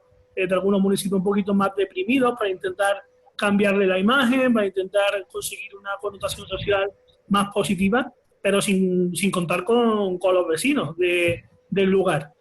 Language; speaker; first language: Spanish; native; Spanish